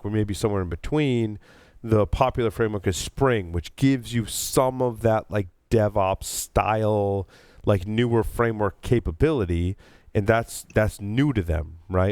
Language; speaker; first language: English; native; English